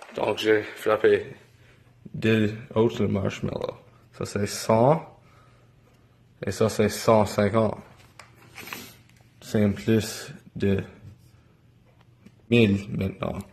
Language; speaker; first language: French; non-native, local second language; English